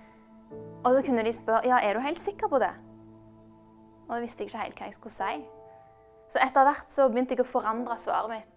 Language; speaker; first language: Norwegian; early bilingual, other home language; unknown